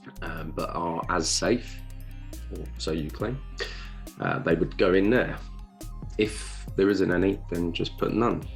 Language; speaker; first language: English; native; English